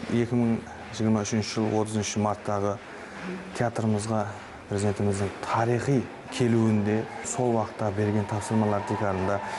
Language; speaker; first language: Uzbek; non-native, local second language; Kara-Kalpak